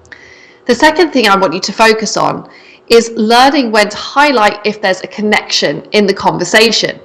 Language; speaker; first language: English; native; English